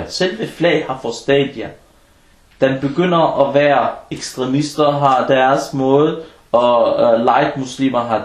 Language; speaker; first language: Danish; non-native, fluent; Arabic